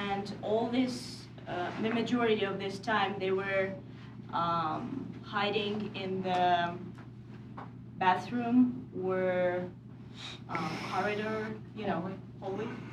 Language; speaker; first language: English; non-native, fluent; Ukrainian